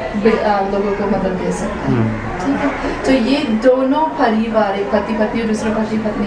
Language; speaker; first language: Hindi; non-native, fluent; English